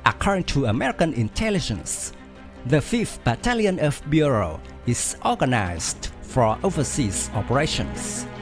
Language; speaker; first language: English; non-native, fluent; Vietnamese